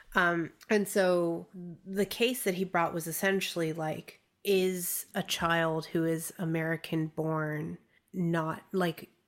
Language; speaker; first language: English; early bilingual, other home language; Chinese